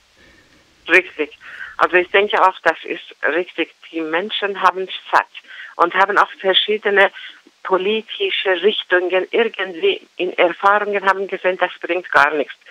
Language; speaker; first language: German; non-native, learner; Persian